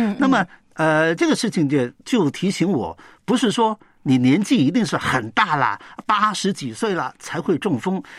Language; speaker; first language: Chinese; non-native, local second language; Cantonese